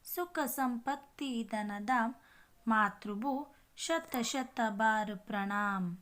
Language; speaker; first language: Hindi; non-native, local second language; Kannada